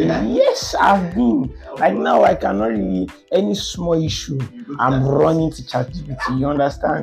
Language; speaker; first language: English; non-native, local second language; Yoruba